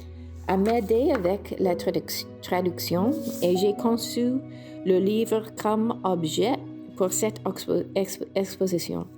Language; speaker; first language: French; non-native, fluent; English